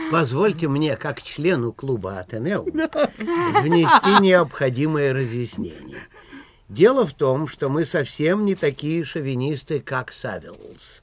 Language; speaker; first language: Russian; native; Russian